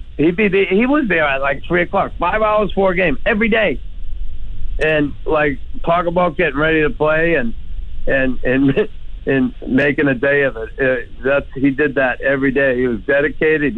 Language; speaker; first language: English; native; English